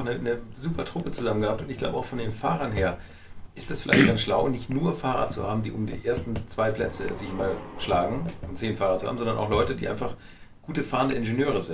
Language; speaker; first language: German; native; German